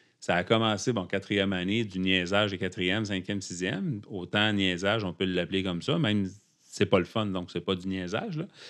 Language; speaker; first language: French; native; French